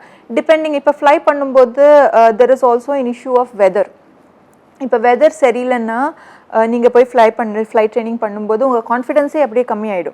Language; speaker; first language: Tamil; early bilingual, heritage; Tamil